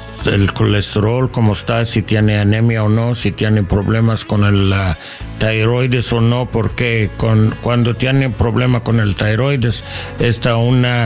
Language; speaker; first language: Spanish; non-native, learner; English